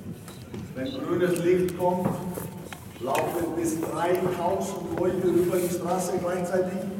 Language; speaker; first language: German; non-native, fluent; Icelandic